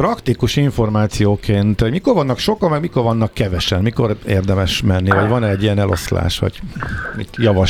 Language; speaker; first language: Hungarian; native; Hungarian